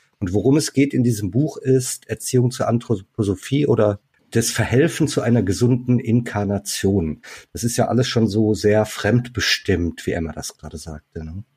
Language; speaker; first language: German; native; German